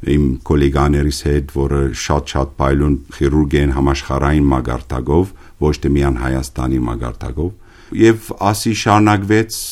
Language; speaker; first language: Armenian; early bilingual, heritage; Armenian